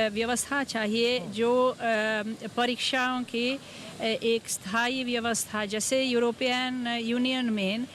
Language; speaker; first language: Hindi; non-native, fluent; Hungarian